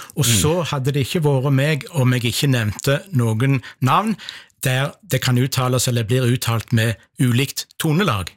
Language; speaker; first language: Norwegian; native; Norwegian